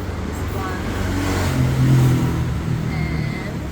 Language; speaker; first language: English; non-native, learner; Thai